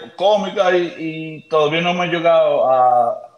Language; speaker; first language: Spanish; early bilingual, heritage; Spanish